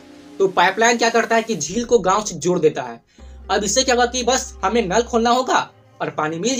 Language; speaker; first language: Hindi; native; Hindi